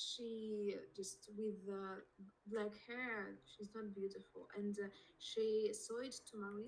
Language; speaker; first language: English; non-native, learner; Russian